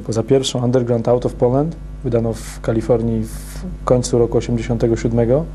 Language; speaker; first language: Polish; native; Polish